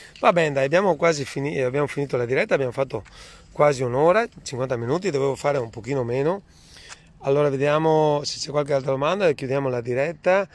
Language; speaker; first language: Italian; native; Italian